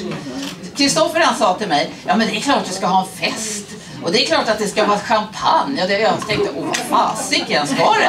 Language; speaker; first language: Swedish; native; Swedish